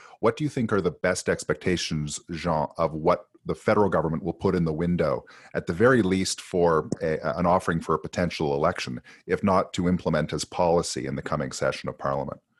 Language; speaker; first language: English; native; English